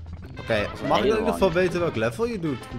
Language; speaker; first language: Dutch; native; Dutch